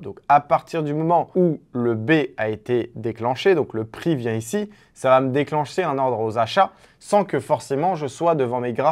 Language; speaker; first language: French; native; French